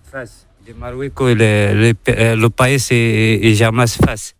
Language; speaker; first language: Spanish; non-native, learner; Arabic